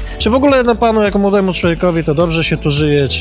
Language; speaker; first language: Polish; native; Polish